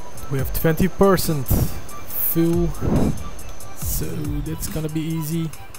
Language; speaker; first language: English; non-native, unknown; Turkish